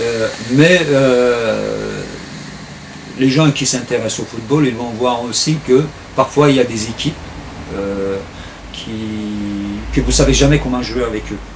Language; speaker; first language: French; non-native, fluent; Turkish